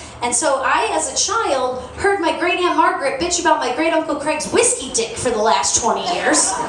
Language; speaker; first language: English; native; English